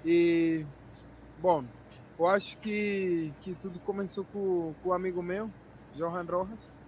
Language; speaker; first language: Portuguese; non-native, fluent; Spanish